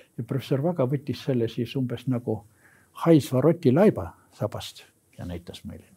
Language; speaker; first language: Estonian; native; Estonian